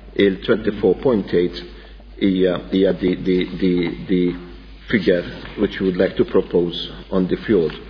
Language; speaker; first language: English; non-native, local second language; Maltese